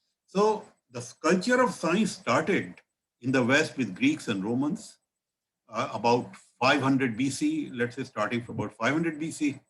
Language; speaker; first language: English; non-native, local second language; Hindi